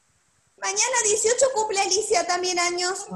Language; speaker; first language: Spanish; native; Spanish